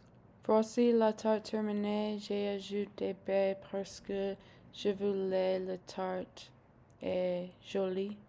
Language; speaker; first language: French; non-native, learner; English